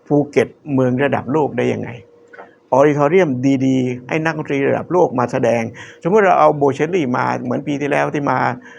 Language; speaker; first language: Thai; native; Thai